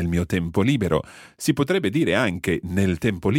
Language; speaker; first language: Italian; non-native, fluent; English